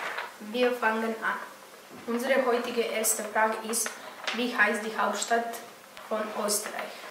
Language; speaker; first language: German; non-native, learner; Croatian